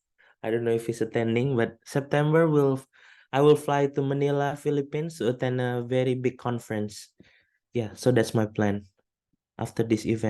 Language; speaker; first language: English; non-native, fluent; Indonesian